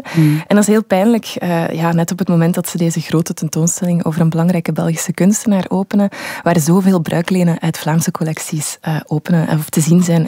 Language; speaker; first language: Dutch; native; Dutch